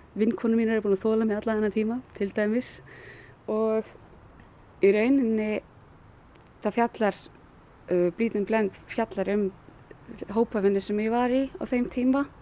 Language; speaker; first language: Icelandic; native; Icelandic